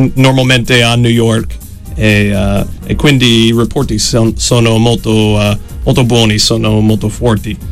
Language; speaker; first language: Italian; non-native, fluent; English